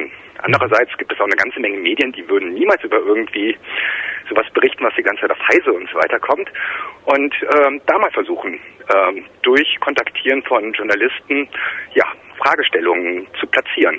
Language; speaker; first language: German; native; German